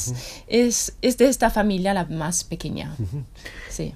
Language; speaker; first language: Spanish; non-native, fluent; German